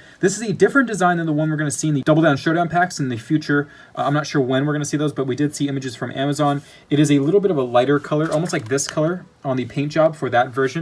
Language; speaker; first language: English; native; English